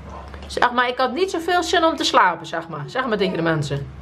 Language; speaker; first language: Dutch; native; Dutch